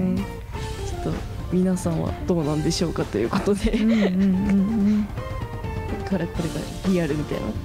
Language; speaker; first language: Japanese; native; Japanese